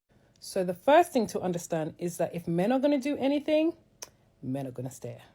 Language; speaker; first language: English; native; English